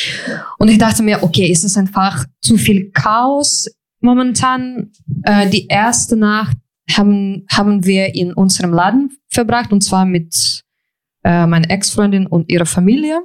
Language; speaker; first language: German; non-native, fluent; Ukrainian